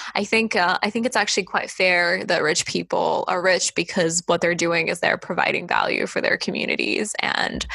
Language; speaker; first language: English; non-native, fluent; Estonian